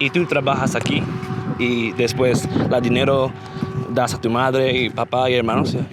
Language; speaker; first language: Spanish; non-native, learner; English